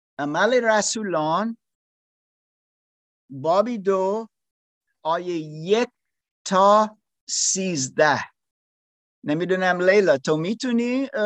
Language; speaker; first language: Persian; non-native, learner; German